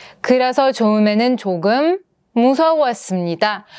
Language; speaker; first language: Korean; non-native, fluent; Russian